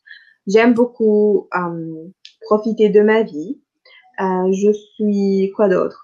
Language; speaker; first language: French; non-native, local second language; Arabic